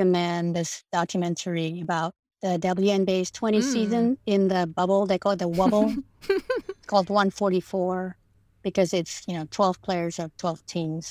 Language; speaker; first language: English; non-native, fluent; Indonesian